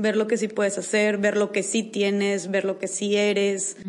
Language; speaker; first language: Spanish; native; Spanish